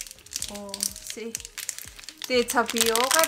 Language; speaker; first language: Danish; non-native, learner; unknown